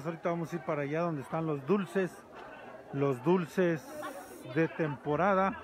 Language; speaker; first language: Spanish; native; Spanish